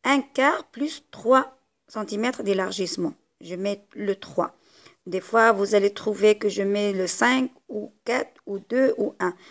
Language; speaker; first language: French; non-native, local second language; Arabic